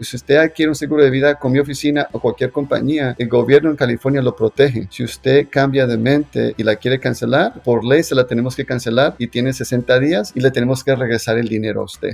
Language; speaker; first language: Spanish; native; Spanish